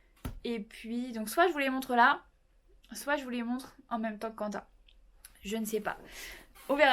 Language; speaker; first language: French; native; French